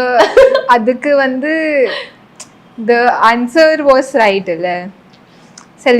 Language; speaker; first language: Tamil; non-native, fluent; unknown